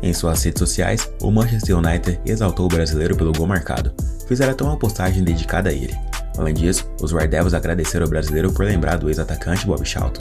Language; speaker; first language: Portuguese; native; Portuguese